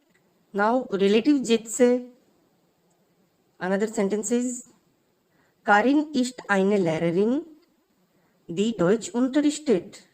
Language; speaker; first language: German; non-native, fluent; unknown